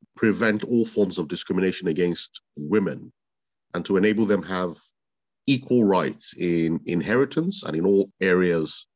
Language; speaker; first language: English; non-native, local second language; Bini